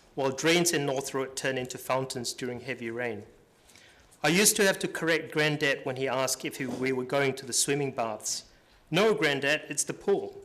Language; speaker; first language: English; native; English